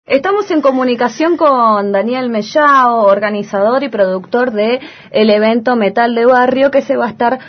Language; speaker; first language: Spanish; native; Spanish